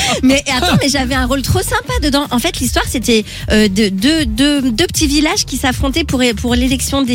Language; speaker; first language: French; native; French